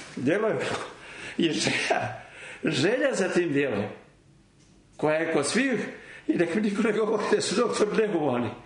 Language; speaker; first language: Serbian; native; Serbian